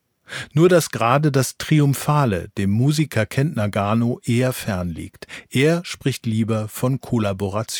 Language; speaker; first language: German; native; German